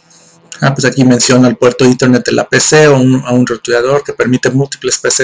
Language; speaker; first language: Spanish; native; Spanish